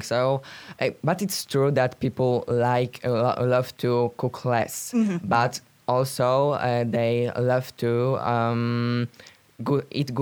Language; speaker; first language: English; non-native, learner; Polish